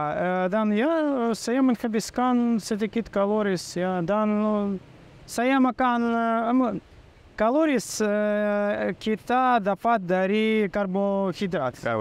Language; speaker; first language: Indonesian; non-native, learner; Russian